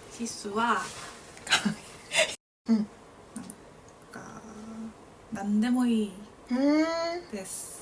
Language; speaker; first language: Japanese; non-native, fluent; Korean